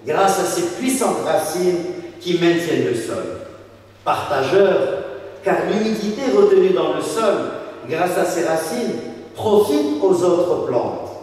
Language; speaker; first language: French; non-native, local second language; Arabic